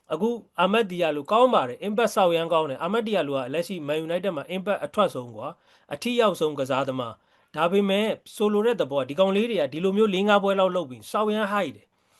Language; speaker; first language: Burmese; native; Burmese